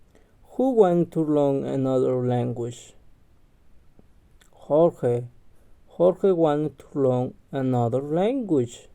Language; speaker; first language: English; non-native, learner; Spanish